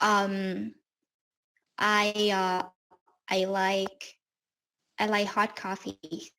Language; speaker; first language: English; non-native, learner; Vietnamese